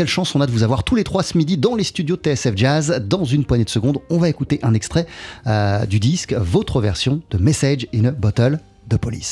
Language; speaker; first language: French; native; French